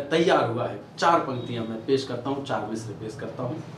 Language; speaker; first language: Hindi; native; Hindi